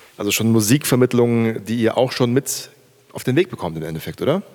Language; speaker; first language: German; native; German